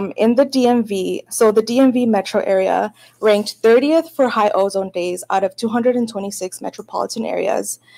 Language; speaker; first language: English; early bilingual, other home language; Spanish